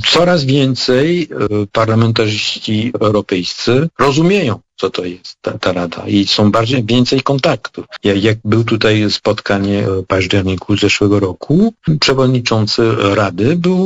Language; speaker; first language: Polish; non-native, fluent; French